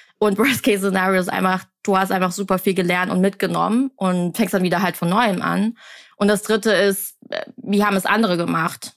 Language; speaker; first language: German; early bilingual, other home language; Vietnamese